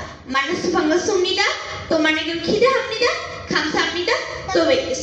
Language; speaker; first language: Korean; non-native, learner; Bangla